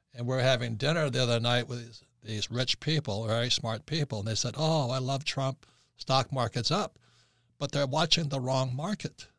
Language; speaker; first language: English; native; English